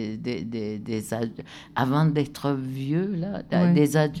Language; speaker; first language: French; non-native, local second language; Innu-aimun